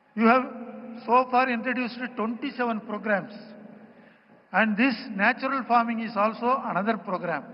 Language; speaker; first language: English; non-native, local second language; Tamil